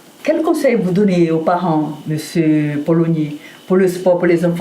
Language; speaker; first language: French; non-native, learner; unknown